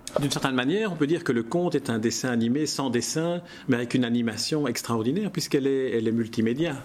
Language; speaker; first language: French; native; French